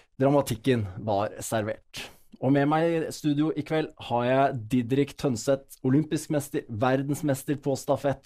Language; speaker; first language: Norwegian; native; Norwegian